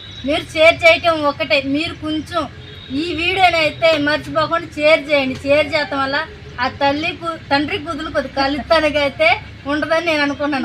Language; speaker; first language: Telugu; native; Telugu